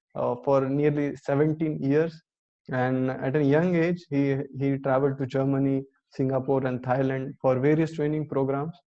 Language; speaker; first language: English; non-native, local second language; Marathi